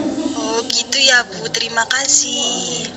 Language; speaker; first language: Indonesian; native; Indonesian